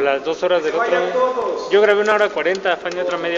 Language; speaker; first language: Spanish; native; Spanish